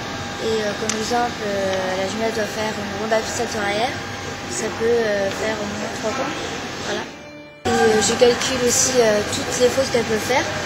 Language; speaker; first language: French; early bilingual, other home language; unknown